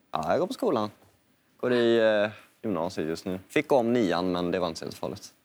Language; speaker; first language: Swedish; native; Swedish